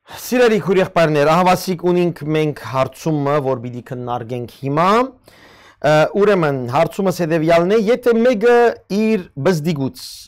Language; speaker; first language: Armenian; early bilingual, heritage; Armenian